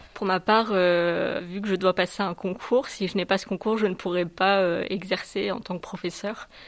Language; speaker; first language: French; native; French